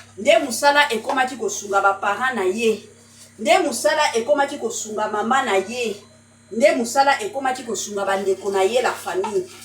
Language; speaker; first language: Lingala; native; Lingala